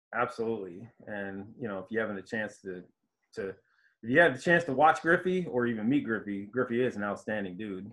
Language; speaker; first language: English; native; English